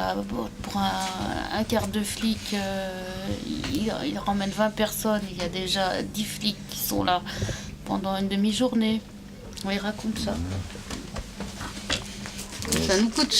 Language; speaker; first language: French; native; French